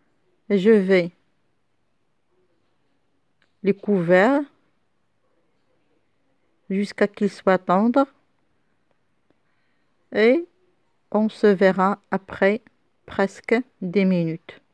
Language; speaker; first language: French; non-native, local second language; Arabic